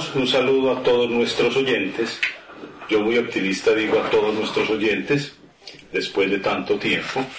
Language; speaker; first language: Spanish; native; Spanish